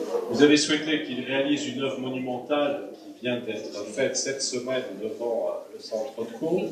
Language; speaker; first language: French; native; French